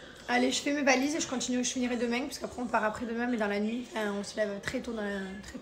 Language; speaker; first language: French; native; French